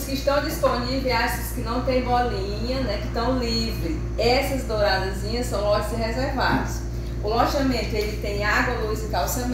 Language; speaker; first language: Portuguese; native; Portuguese